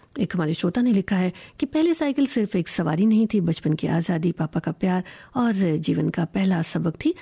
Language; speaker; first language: Hindi; native; Hindi